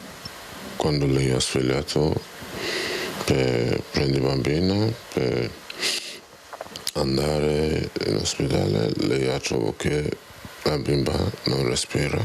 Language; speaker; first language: Italian; non-native, learner; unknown